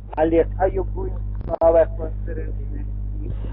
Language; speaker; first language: English; non-native, learner; Lithuanian